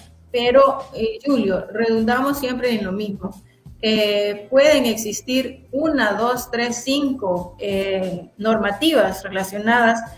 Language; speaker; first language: Spanish; native; Spanish